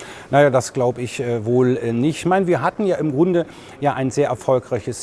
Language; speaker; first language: German; native; German